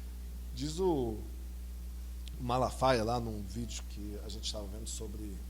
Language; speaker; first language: Portuguese; native; Portuguese